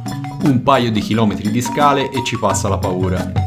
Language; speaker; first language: Italian; native; Italian